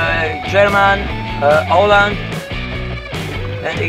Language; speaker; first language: English; non-native, learner; Greek